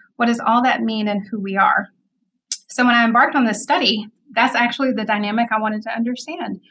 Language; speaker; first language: English; native; English